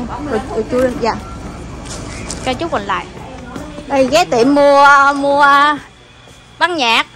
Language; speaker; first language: Vietnamese; native; Vietnamese